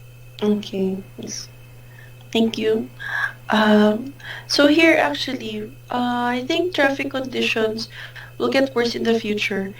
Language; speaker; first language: English; non-native, fluent; Filipino